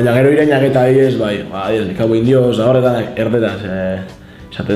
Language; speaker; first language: Basque; native; Basque